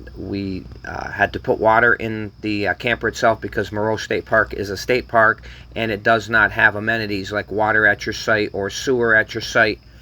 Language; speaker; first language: English; native; English